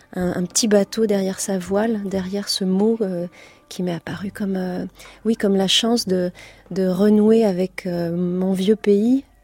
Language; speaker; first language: French; native; French